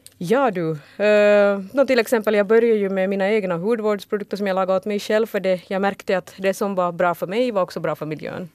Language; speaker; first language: Swedish; early bilingual, other home language; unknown